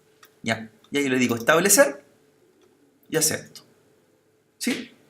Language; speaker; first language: Spanish; native; Spanish